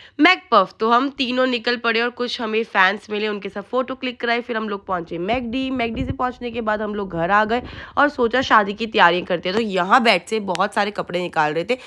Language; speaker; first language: Hindi; native; Hindi